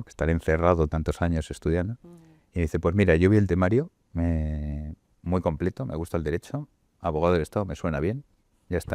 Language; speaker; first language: Spanish; native; Spanish